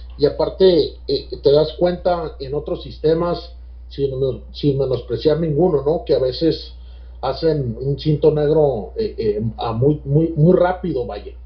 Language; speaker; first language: Spanish; native; Spanish